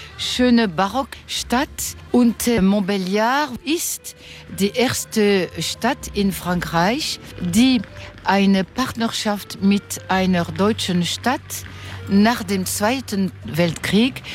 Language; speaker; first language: German; non-native, fluent; French